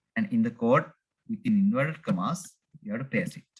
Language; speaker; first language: English; non-native, local second language; Sinhala